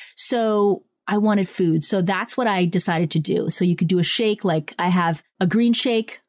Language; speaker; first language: English; early bilingual, other home language; Italian